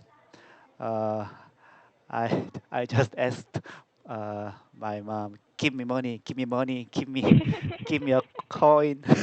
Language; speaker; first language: English; non-native, learner; Korean